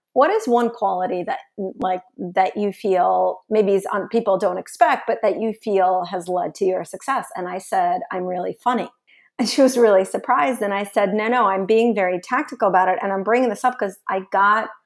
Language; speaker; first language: English; early bilingual, other home language; Russian